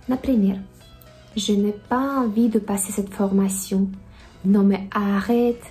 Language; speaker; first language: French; non-native, fluent; Russian